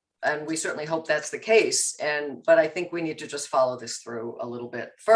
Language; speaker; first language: English; native; English